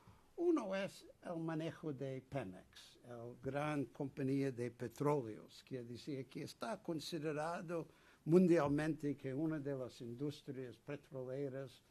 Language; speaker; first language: Spanish; non-native, fluent; English